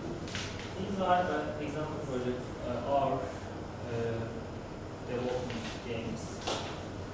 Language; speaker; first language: English; non-native, learner; Turkish